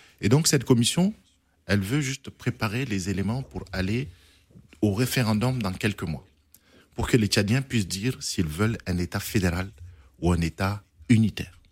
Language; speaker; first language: French; non-native, local second language; Arabic